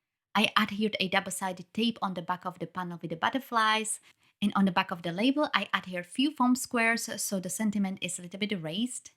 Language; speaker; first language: English; non-native, fluent; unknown